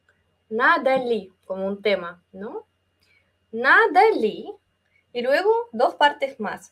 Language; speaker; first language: Spanish; non-native, fluent; Russian